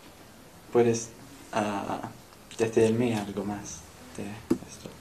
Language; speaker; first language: Spanish; non-native, learner; English